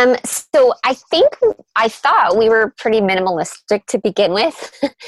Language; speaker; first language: English; native; English